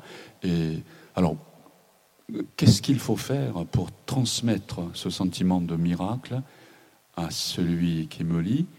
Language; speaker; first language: French; non-native, fluent; Japanese